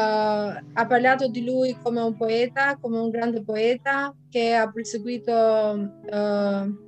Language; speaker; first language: Italian; non-native, fluent; Albanian